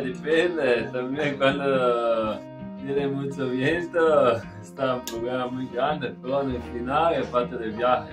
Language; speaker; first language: Spanish; non-native, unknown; Italian